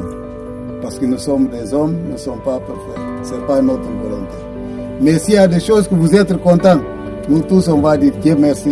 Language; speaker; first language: French; non-native, fluent; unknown